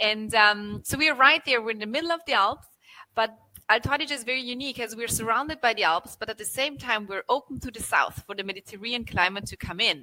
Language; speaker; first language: English; non-native, fluent; German